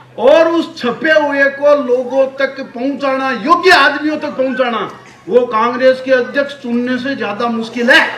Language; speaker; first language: Hindi; non-native, local second language; Marwari